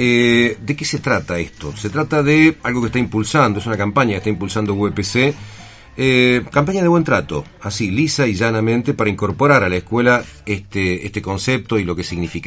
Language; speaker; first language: Spanish; native; Spanish